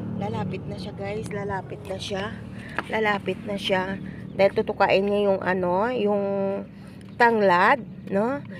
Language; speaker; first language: Filipino; native; Filipino